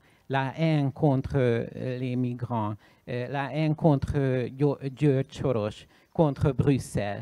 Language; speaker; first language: French; non-native, learner; Hungarian